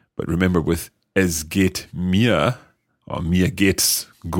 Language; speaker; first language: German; non-native, learner; English